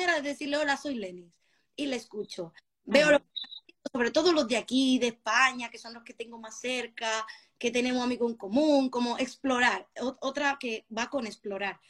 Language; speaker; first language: Spanish; native; Spanish